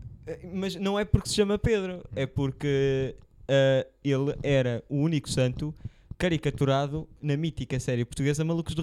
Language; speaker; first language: Portuguese; native; Portuguese